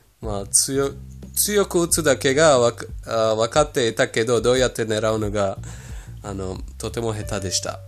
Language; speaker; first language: Japanese; non-native, fluent; Persian